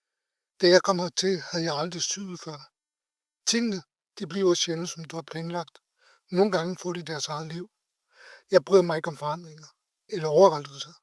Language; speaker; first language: Danish; native; Danish